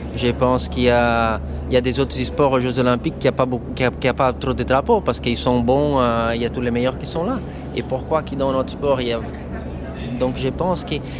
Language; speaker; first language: French; non-native, fluent; Portuguese